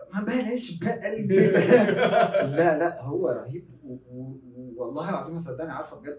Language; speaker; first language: Arabic; native; Arabic